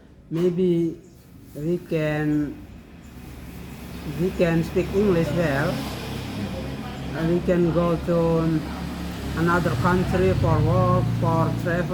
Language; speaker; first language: English; non-native, learner; Indonesian